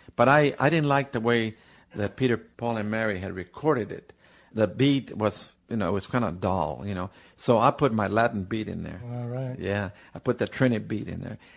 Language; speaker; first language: English; native; English